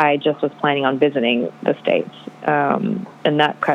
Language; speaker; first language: English; non-native, local second language; Polish